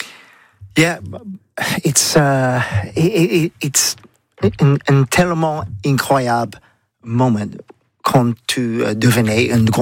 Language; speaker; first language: French; non-native, learner; English